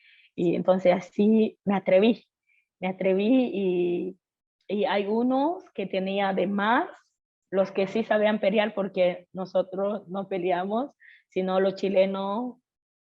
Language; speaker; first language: Spanish; non-native, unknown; Haitian Creole